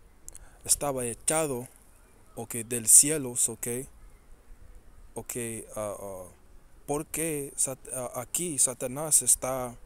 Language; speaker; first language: Spanish; early bilingual, heritage; Spanish